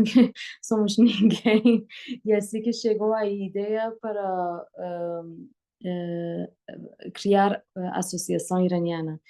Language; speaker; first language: Portuguese; non-native, learner; Persian